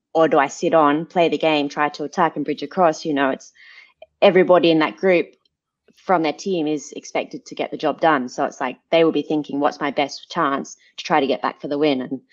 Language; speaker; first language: English; native; English